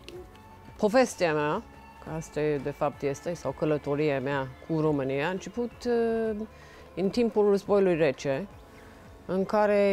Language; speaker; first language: Romanian; non-native, fluent; English